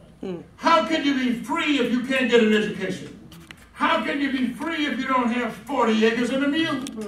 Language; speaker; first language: English; native; English